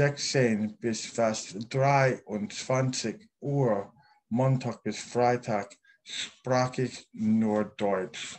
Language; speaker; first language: German; non-native, learner; English